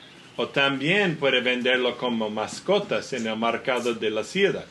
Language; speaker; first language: Spanish; non-native, learner; English